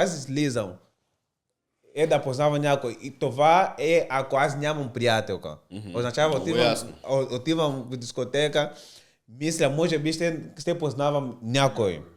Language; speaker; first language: Bulgarian; non-native, learner; Portuguese